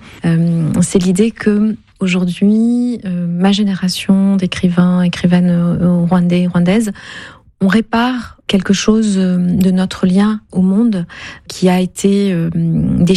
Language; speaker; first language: French; non-native, local second language; Kinyarwanda